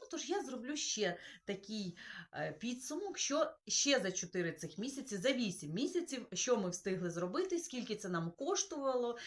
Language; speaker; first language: Ukrainian; non-native, local second language; Russian